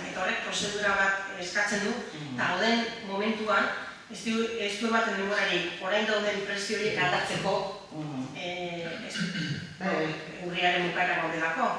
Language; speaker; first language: Basque; native; Basque